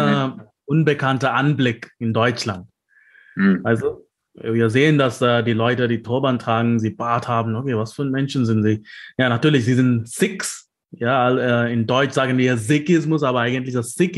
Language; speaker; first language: German; non-native, fluent; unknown